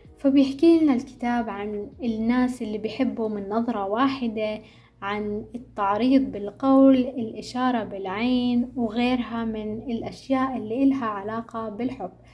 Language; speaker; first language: Arabic; native; Arabic